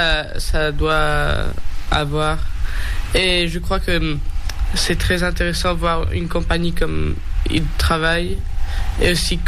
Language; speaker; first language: French; early bilingual, heritage; Spanish